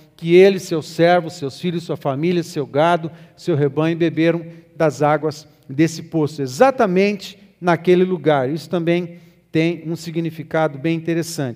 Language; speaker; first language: Portuguese; native; Portuguese